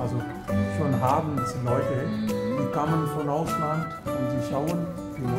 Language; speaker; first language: German; non-native, learner; Urdu